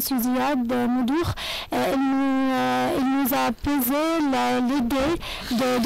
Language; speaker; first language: French; non-native, learner; Arabic